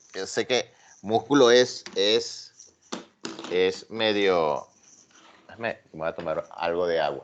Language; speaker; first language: Spanish; native; Spanish